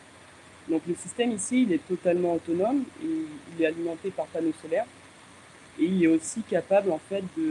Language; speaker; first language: French; native; French